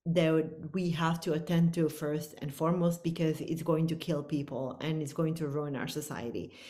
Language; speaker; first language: English; non-native, fluent; Bosnian